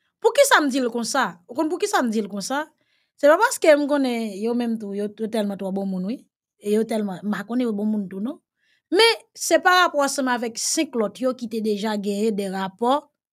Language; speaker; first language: French; non-native, local second language; Haitian Creole